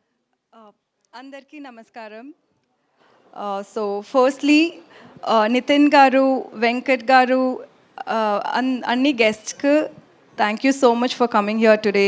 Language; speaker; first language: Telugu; non-native, learner; Tamil